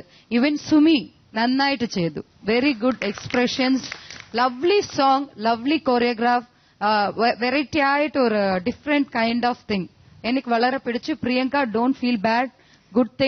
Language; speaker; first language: Malayalam; non-native, fluent; Tamil